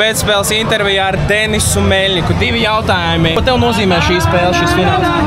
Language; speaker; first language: Latvian; native; Latvian